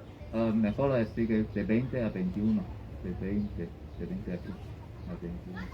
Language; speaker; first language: Spanish; non-native, learner; Chinese